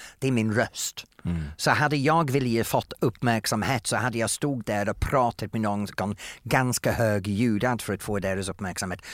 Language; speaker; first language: Swedish; non-native, fluent; English